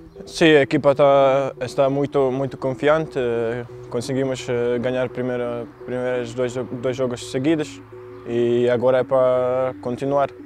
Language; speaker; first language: Portuguese; non-native, fluent; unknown